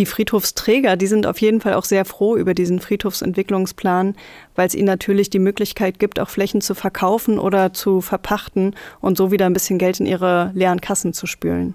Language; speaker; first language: German; native; German